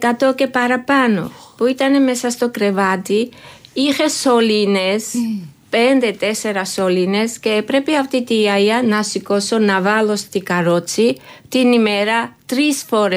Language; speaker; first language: Greek; non-native, learner; Georgian